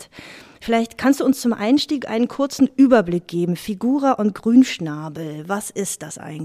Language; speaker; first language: German; native; German